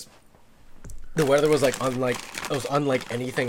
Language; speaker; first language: English; native; English